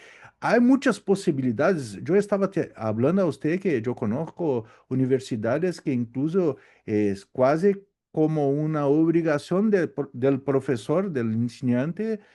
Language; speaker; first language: Spanish; non-native, learner; Portuguese